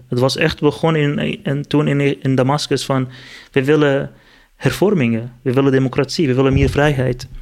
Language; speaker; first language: Dutch; non-native, fluent; Kurdish